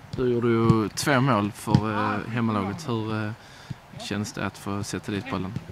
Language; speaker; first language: Swedish; native; Swedish